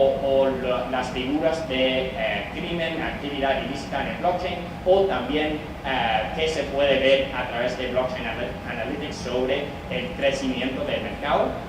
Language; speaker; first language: Spanish; non-native, fluent; English